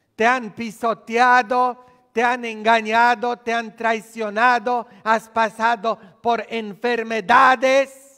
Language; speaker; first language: Spanish; non-native, fluent; Polish